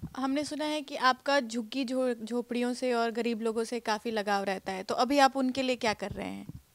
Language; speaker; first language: Hindi; native; Hindi